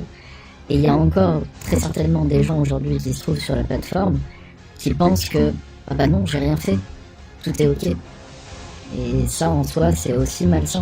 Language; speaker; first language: French; native; French